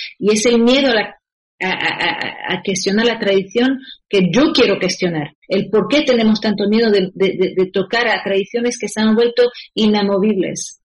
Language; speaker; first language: Spanish; non-native, fluent; Arabic